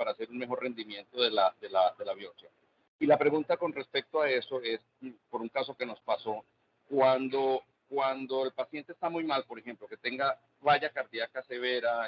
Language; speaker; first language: Spanish; native; Spanish